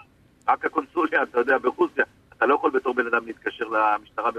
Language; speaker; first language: Hebrew; native; Hebrew